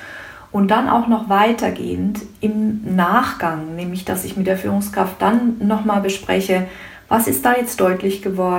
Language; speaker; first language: German; native; German